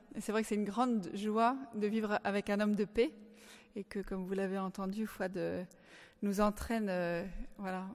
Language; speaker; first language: French; native; French